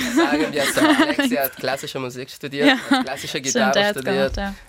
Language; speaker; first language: German; non-native, learner; Italian